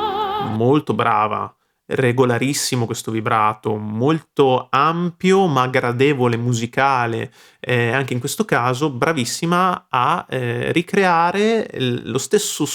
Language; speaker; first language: Italian; native; Italian